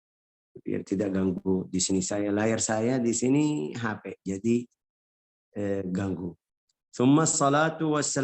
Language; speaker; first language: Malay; non-native, fluent; Arabic